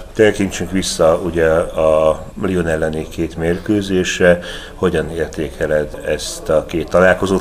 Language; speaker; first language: Hungarian; native; Hungarian